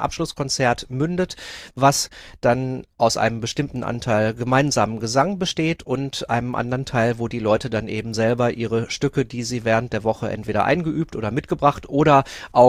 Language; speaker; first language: German; native; German